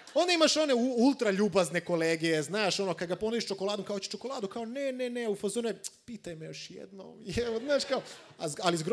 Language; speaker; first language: Croatian; non-native, fluent; Macedonian